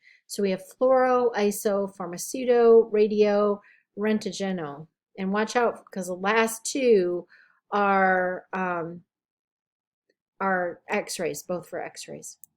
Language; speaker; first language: English; native; English